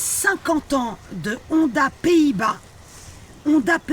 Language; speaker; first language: French; native; French